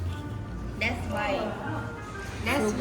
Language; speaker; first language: English; non-native, learner; Thai